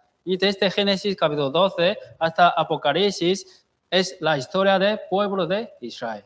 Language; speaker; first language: Spanish; non-native, fluent; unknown